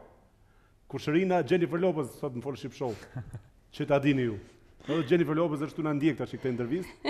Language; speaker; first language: Albanian; native; Albanian